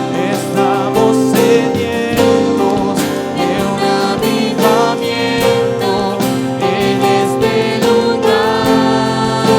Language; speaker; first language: Spanish; native; Spanish